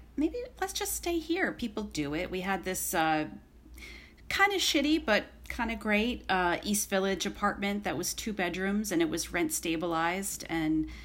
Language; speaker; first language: English; native; English